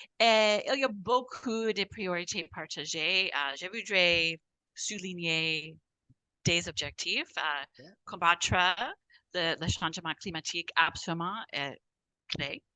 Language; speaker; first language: French; non-native, fluent; English